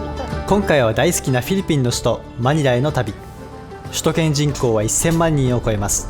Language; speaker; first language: Japanese; native; Japanese